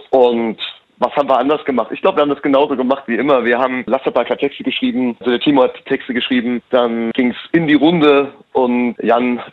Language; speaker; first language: German; native; German